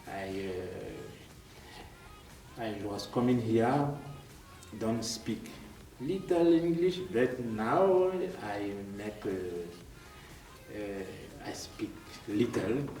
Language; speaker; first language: English; non-native, learner; French